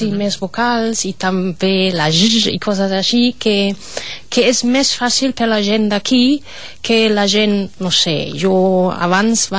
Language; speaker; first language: Catalan; non-native, fluent; German